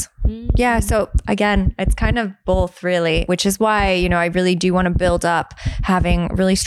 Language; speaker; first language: English; native; English